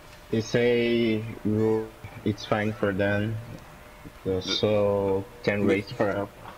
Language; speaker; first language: English; non-native, learner; Portuguese